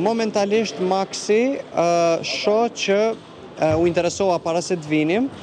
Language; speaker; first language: Albanian; native; Albanian